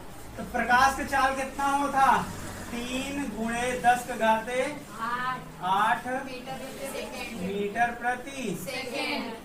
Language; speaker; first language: Hindi; native; Hindi